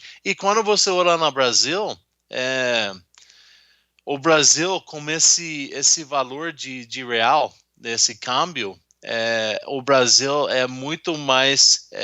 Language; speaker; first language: Portuguese; non-native, fluent; English